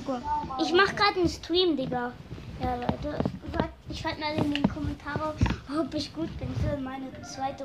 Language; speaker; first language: German; native; German